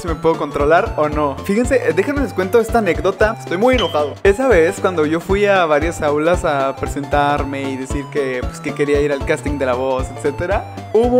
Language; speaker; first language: Spanish; native; Spanish